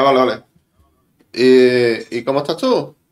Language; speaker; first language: Spanish; native; Spanish